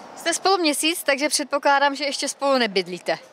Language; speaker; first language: Czech; native; Czech